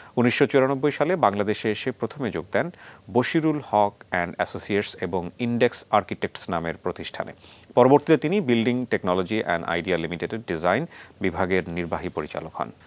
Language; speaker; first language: Bangla; native; Bangla